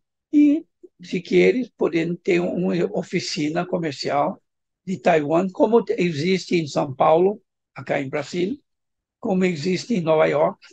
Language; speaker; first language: Spanish; non-native, fluent; Portuguese